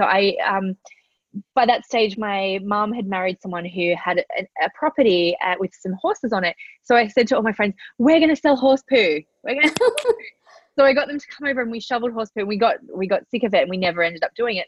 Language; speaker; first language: English; native; English